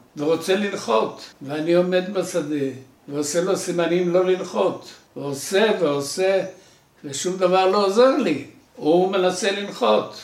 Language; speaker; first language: Hebrew; native; Hebrew